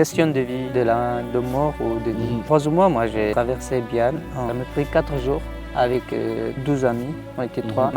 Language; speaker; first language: French; non-native, learner; Tigrinya